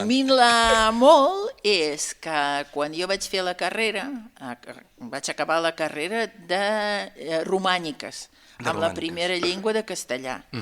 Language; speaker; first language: Catalan; non-native, fluent; Russian